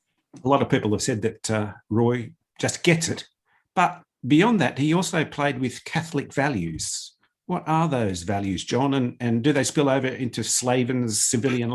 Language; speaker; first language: English; native; English